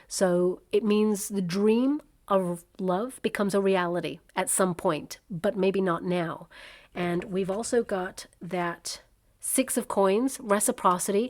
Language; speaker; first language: English; native; English